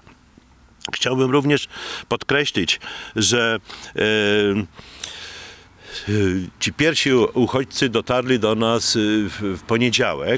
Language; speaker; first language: Polish; native; Polish